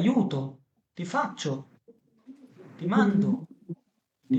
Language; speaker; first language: Italian; non-native, fluent; Bangla